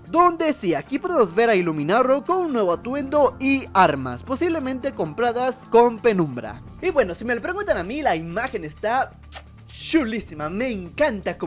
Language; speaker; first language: Spanish; native; Spanish